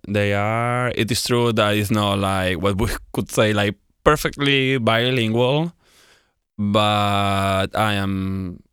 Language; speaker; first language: English; non-native, fluent; Spanish